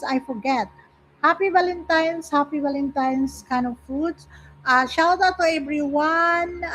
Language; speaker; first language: English; non-native, local second language; Filipino